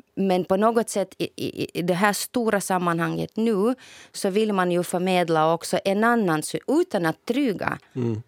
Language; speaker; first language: Swedish; non-native, fluent; Russian